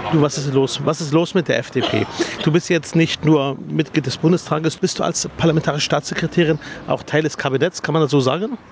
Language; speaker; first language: German; early bilingual, other home language; Arabic